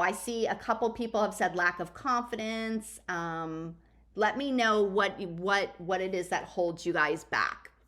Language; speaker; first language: English; native; English